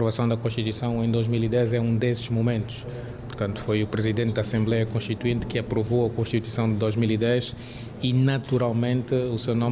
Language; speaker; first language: Portuguese; native; Portuguese